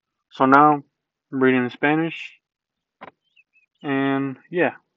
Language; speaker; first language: English; early bilingual, other home language; Spanish